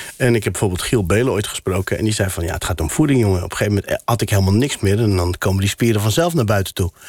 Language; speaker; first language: Dutch; non-native, local second language; Berber languages